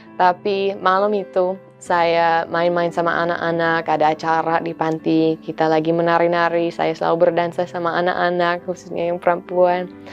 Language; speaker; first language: Indonesian; non-native, fluent; English